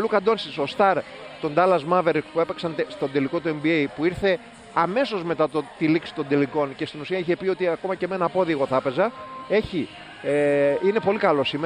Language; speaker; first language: Greek; native; Greek